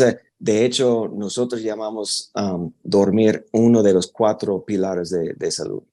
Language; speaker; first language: Spanish; non-native, fluent; English